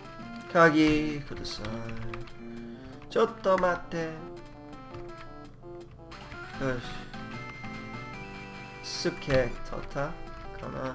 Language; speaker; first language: Japanese; non-native, learner; English